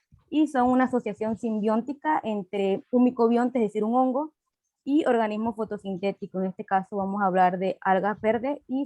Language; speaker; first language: Spanish; native; Spanish